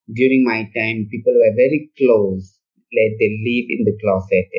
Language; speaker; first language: English; non-native, local second language; Manipuri